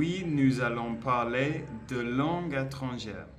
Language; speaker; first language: French; non-native, learner; Spanish